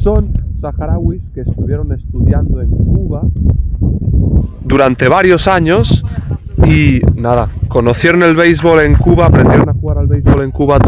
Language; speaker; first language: Spanish; native; Spanish